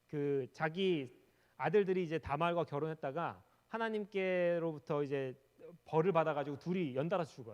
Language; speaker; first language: Korean; native; Korean